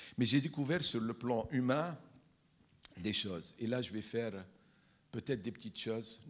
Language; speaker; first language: French; non-native, local second language; Arabic